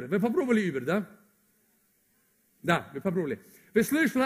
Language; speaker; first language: Russian; non-native, fluent; Swedish